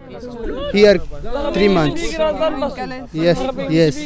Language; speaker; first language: English; non-native, learner; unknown